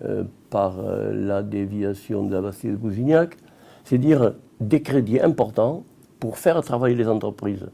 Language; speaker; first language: French; native; French